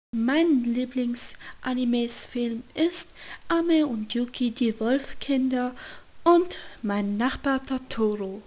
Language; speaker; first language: German; non-native, learner; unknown